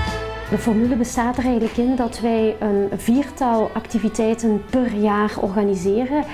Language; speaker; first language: Dutch; native; Dutch